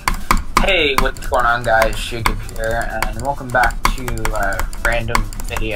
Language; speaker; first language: English; native; English